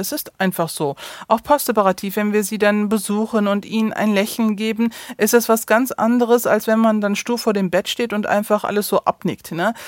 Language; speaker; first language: German; early bilingual, other home language; Turkish